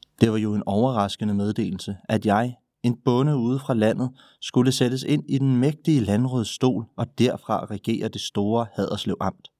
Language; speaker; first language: Danish; native; Danish